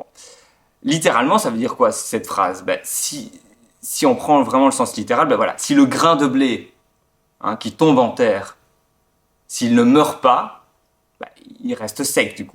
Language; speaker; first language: French; native; French